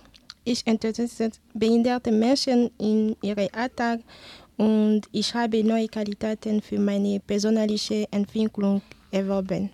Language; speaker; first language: German; non-native, learner; Ewe